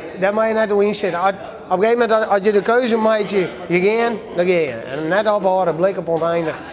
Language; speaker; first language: Dutch; non-native, local second language; Western Frisian